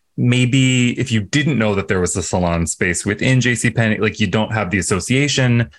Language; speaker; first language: English; native; English